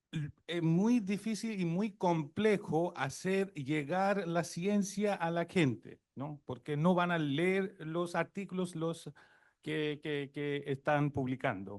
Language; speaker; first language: Spanish; non-native, fluent; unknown